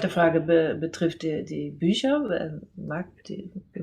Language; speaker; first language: German; non-native, fluent; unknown